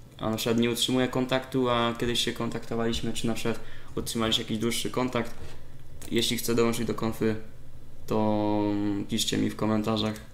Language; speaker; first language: Polish; native; Polish